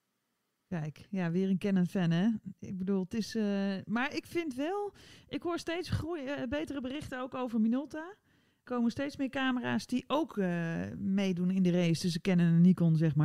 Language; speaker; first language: Dutch; native; Dutch